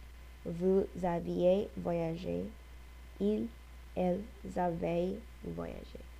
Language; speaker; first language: French; non-native, learner; English